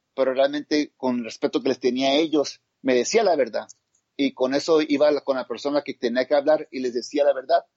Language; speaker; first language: Spanish; native; Spanish